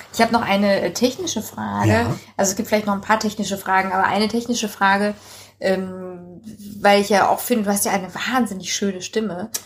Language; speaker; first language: German; native; German